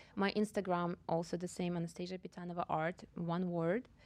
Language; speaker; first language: English; non-native, fluent; Russian